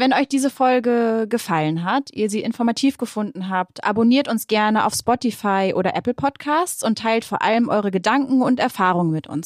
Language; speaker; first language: German; native; German